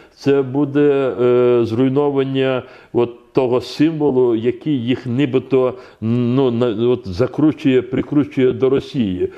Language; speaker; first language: Ukrainian; non-native, local second language; Crimean Tatar